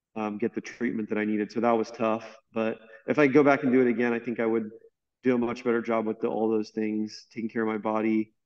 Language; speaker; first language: English; native; English